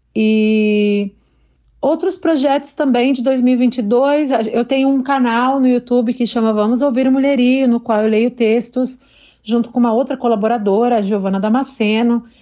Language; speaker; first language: Portuguese; native; Portuguese